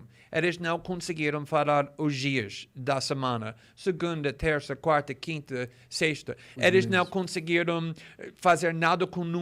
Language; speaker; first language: Portuguese; non-native, fluent; English